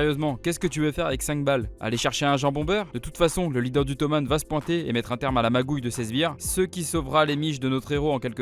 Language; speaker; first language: French; native; French